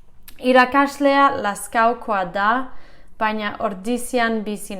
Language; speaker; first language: Basque; non-native, learner; English